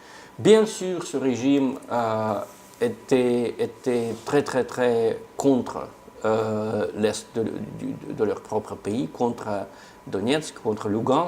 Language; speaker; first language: French; non-native, fluent; Russian